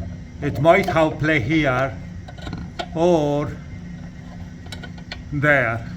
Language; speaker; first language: English; non-native, fluent; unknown